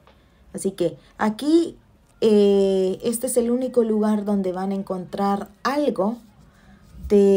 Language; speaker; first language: Spanish; native; Spanish